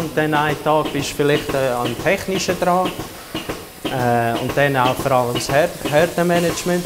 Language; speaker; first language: German; early bilingual, heritage; German